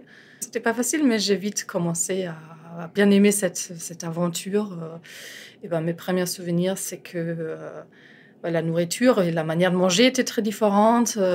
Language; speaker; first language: French; non-native, fluent; German